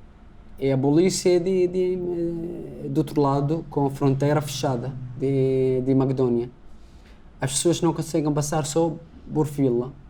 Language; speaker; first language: Portuguese; non-native, learner; Arabic